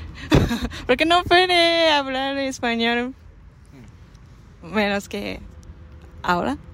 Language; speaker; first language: Spanish; non-native, learner; Japanese